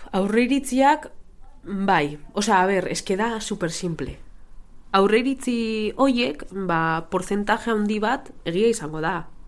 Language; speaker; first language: Basque; non-native, local second language; Spanish